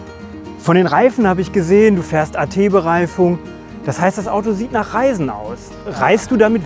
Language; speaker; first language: German; native; German